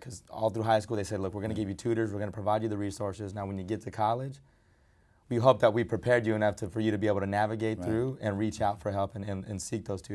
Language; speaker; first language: English; early bilingual, other home language; Spanish